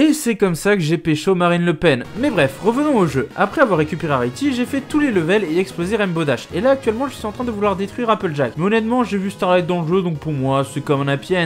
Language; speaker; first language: French; native; French